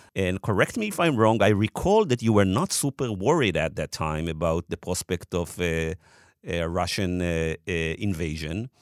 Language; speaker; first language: English; non-native, fluent; Hebrew